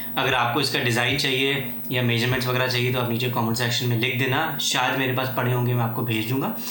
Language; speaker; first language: Hindi; native; Hindi